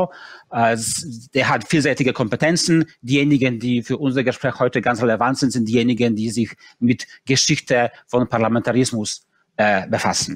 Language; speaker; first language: German; non-native, fluent; Polish